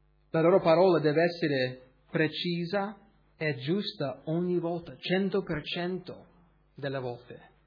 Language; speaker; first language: Italian; early bilingual, other home language; English